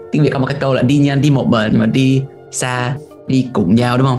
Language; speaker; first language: Vietnamese; non-native, fluent; English